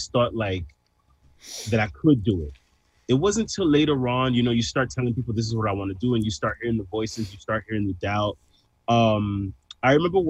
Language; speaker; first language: English; early bilingual, other home language; Spanish